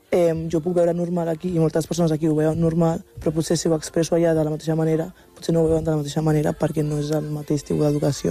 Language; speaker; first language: Catalan; non-native, local second language; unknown